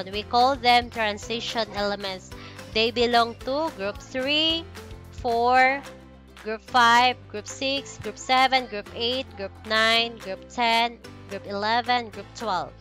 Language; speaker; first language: English; non-native, local second language; Cebuano